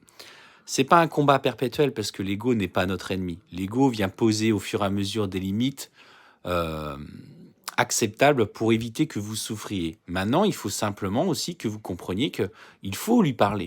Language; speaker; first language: French; native; French